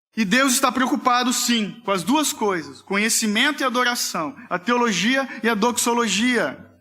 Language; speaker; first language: Portuguese; native; Portuguese